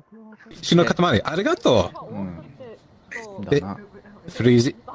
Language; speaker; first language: Japanese; non-native, learner; Spanish